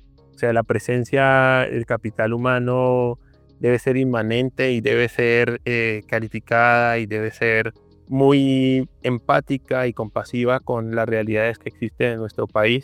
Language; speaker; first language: Spanish; native; Spanish